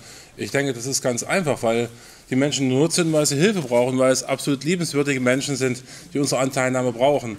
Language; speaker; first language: German; native; German